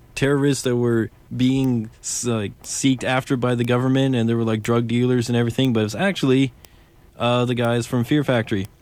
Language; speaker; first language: English; native; English